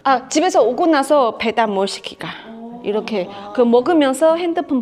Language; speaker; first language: Korean; non-native, fluent; Chinese